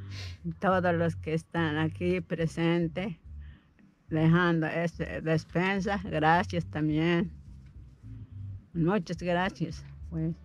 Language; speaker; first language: Spanish; non-native, local second language; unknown